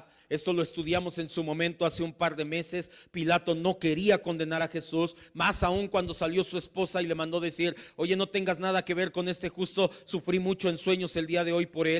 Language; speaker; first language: Spanish; native; Spanish